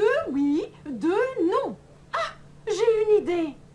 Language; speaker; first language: French; non-native, learner; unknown